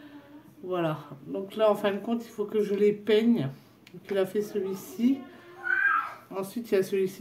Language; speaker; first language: French; native; French